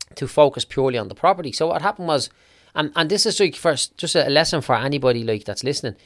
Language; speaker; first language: English; native; English